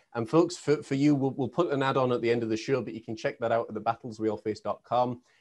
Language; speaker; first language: English; native; English